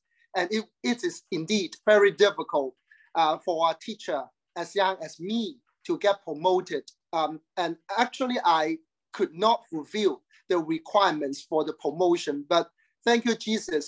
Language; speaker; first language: English; non-native, local second language; Cantonese